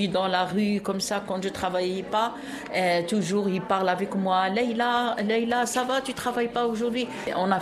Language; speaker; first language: French; non-native, local second language; Arabic